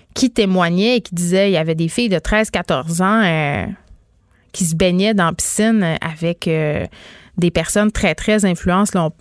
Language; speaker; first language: French; native; French